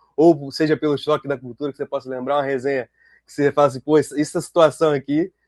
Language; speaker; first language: Portuguese; native; Portuguese